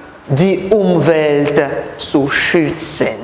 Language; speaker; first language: German; non-native, fluent; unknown